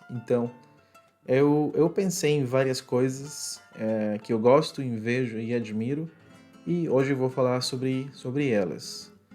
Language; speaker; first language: Portuguese; non-native, fluent; Spanish